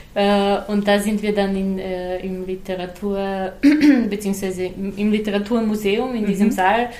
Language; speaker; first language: German; non-native, fluent; Serbian